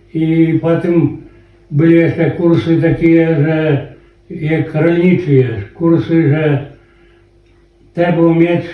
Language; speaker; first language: Polish; non-native, local second language; Belarusian